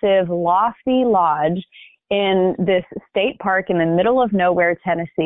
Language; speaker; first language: English; native; English